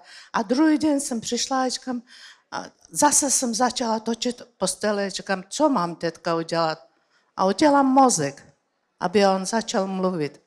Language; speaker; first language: Czech; non-native, learner; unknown